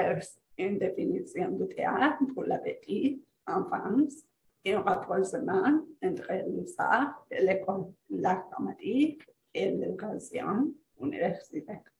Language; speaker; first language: French; non-native, fluent; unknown